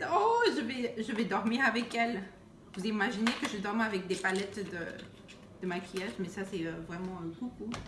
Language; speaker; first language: French; non-native, fluent; Spanish